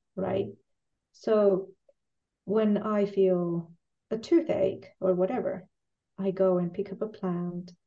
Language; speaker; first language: English; non-native, fluent; Spanish